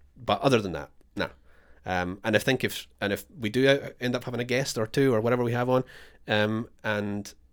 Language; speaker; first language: English; native; English